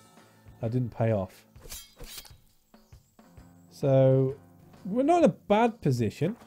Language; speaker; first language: English; native; English